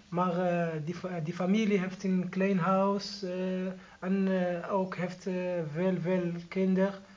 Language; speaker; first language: Dutch; non-native, learner; Arabic